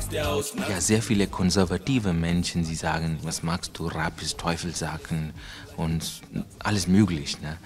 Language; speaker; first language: German; non-native, fluent; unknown